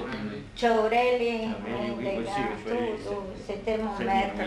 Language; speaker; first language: French; non-native, fluent; Hungarian